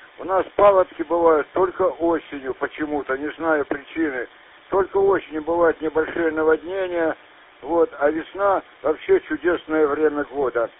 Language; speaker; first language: Russian; non-native, local second language; Ukrainian